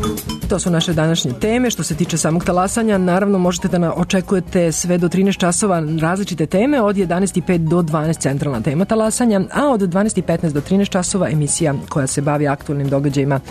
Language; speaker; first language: Serbian; native; Serbian